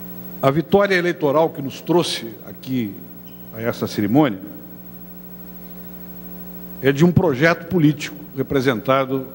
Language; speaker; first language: Portuguese; native; Portuguese